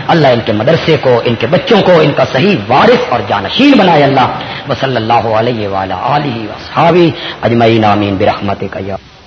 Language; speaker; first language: Urdu; non-native, local second language; Punjabi